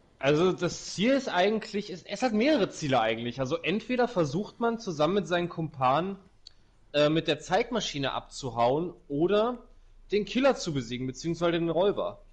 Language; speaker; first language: German; native; German